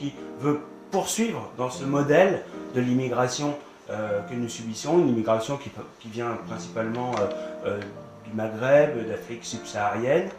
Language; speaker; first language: French; native; French